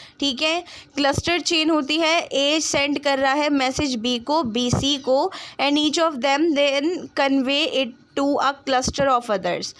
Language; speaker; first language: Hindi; non-native, local second language; Punjabi